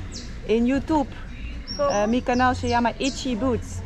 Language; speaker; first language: Spanish; non-native, learner; Dutch